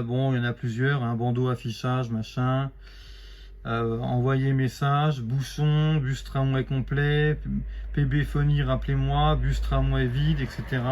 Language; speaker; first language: French; native; French